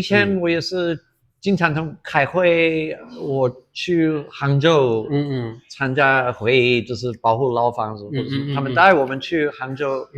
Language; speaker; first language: Chinese; non-native, fluent; English